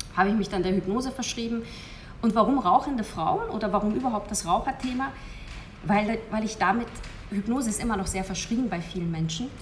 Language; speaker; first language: German; early bilingual, heritage; Hungarian